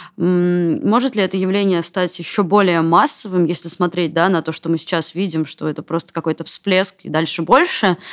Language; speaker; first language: Russian; native; Russian